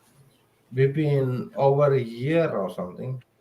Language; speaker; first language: English; non-native, learner; Finnish